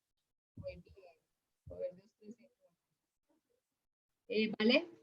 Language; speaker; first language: Spanish; native; Spanish